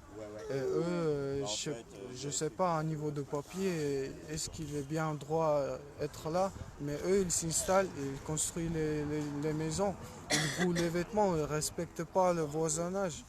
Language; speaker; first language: French; non-native, learner; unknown